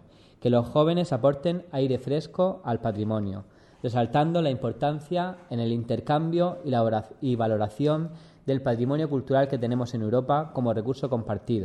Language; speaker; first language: Spanish; native; Spanish